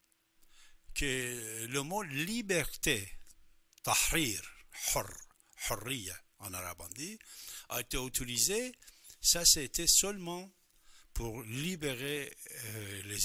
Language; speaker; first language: French; non-native, fluent; Persian